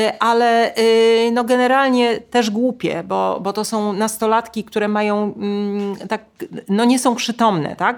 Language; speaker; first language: Polish; native; Polish